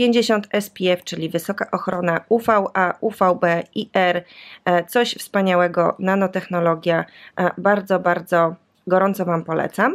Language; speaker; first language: Polish; native; Polish